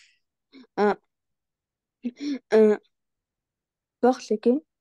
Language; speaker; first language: French; non-native, learner; Arabic